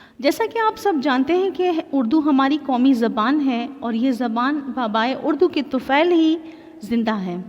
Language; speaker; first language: Urdu; non-native, local second language; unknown